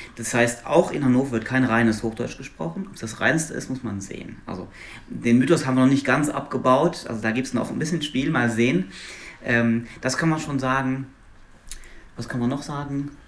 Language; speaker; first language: German; non-native, local second language; Luxembourgish